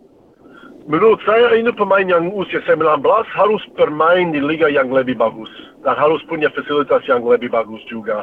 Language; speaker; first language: Indonesian; non-native, fluent; English